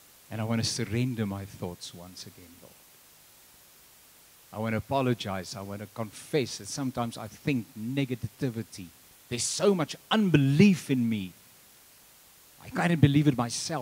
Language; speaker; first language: English; non-native, local second language; Afrikaans